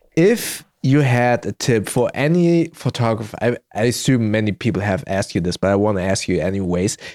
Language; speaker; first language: English; early bilingual, heritage; German